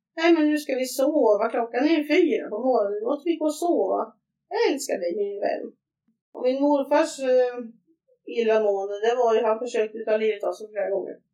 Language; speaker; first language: Swedish; native; Swedish